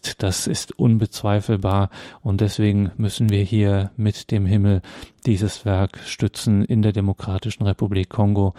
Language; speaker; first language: German; native; German